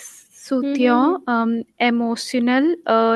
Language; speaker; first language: French; non-native, learner; Hindi